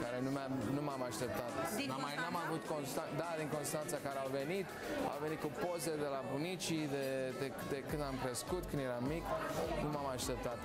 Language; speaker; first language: Romanian; early bilingual, heritage; Romanian